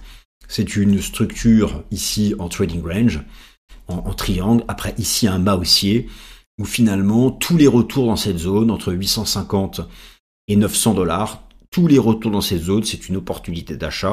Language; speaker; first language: French; native; French